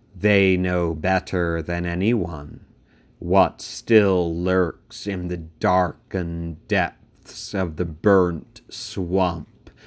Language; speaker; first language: English; native; English